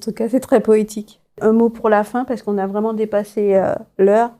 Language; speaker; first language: French; native; French